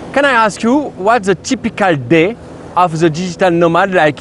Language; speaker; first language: English; non-native, learner; French